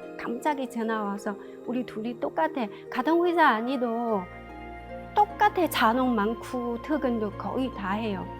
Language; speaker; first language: Korean; non-native, learner; Chinese